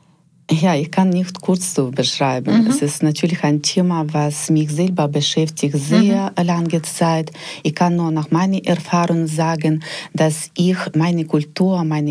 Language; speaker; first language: German; non-native, fluent; Ukrainian